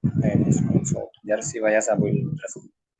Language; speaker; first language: Arabic; non-native, learner; Urdu